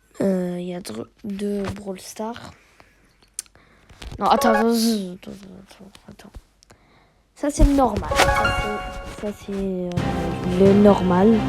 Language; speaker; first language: French; early bilingual, other home language; Turkish